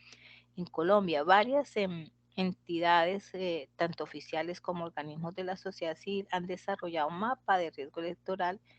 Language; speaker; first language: Spanish; native; Spanish